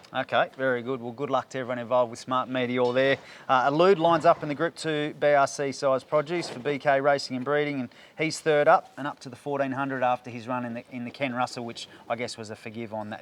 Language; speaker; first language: English; native; English